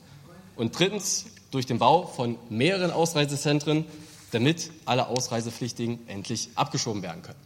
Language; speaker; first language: German; native; German